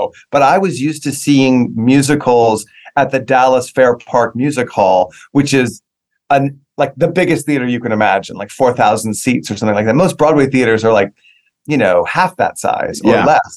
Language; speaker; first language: English; native; English